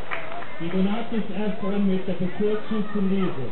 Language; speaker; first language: German; native; German